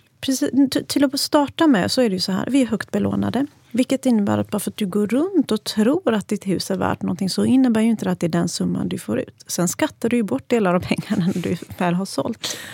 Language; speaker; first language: Swedish; early bilingual, other home language; Persian